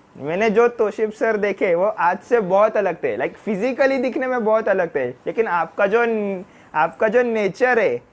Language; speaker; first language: Hindi; non-native, local second language; Marathi